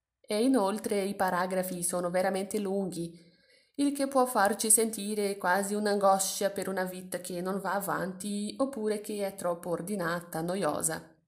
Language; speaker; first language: Italian; non-native, fluent; Portuguese